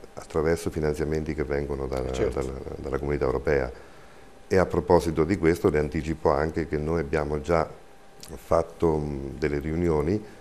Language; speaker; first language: Italian; native; Italian